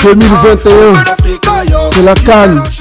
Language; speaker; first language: French; non-native, local second language; Lingala